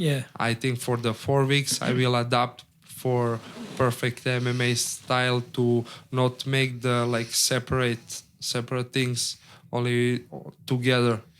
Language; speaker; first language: English; non-native, learner; Serbian